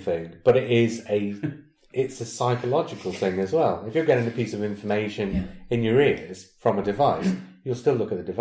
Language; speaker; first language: English; native; English